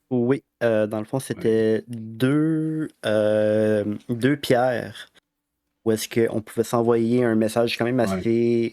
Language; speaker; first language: French; native; French